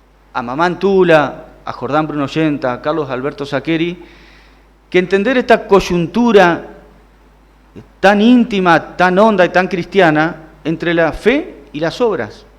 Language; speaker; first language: Spanish; native; Spanish